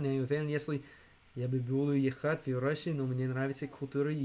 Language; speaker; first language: Russian; non-native, learner; English